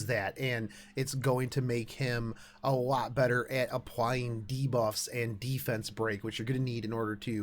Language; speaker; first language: English; native; English